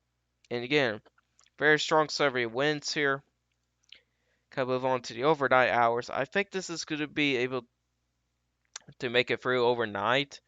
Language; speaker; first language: English; native; English